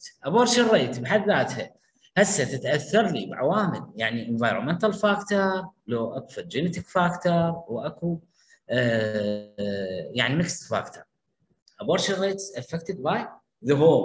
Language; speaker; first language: Arabic; native; Arabic